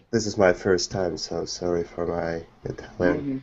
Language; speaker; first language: English; non-native, fluent; Russian